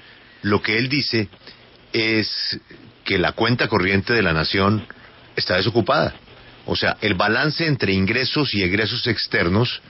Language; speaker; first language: Spanish; native; Spanish